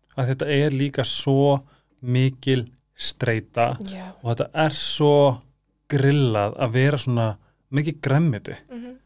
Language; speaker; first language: Icelandic; native; Icelandic